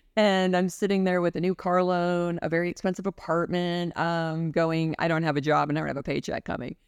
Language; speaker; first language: English; native; English